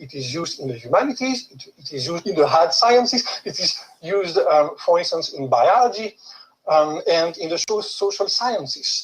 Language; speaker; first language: English; non-native, fluent; French